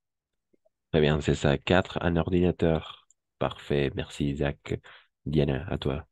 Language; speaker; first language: French; non-native, fluent; Spanish